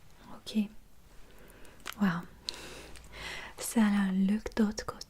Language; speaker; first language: French; non-native, learner; English